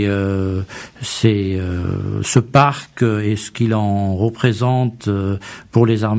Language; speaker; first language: French; native; French